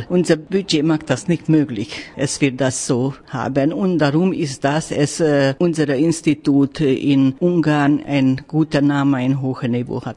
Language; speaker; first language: German; non-native, learner; Hungarian